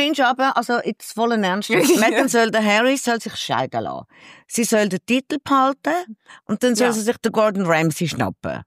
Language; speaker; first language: German; native; German